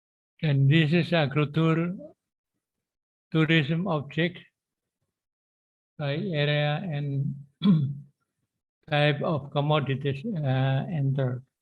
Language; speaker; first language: English; non-native, learner; Indonesian